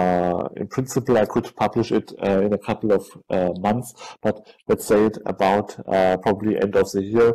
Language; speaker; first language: English; non-native, fluent; German